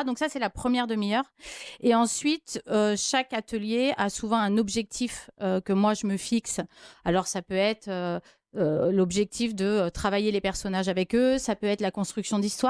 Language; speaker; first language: French; native; French